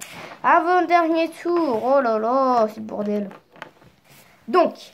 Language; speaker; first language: French; native; French